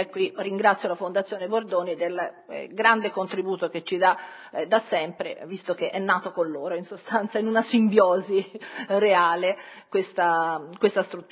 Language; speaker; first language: Italian; native; Italian